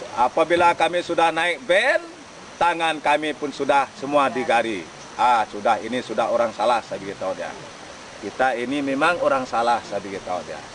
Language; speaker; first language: Malay; non-native, local second language; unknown